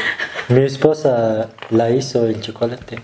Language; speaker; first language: Spanish; non-native, learner; Turkish